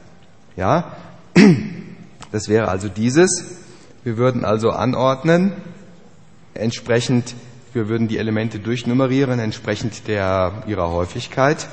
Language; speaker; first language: German; native; German